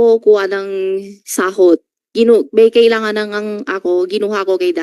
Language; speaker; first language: Filipino; non-native, learner; Chinese